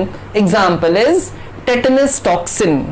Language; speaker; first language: English; non-native, local second language; Hindi